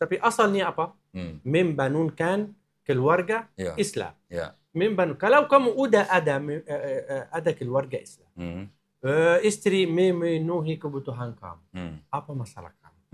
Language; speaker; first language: Indonesian; non-native, learner; Arabic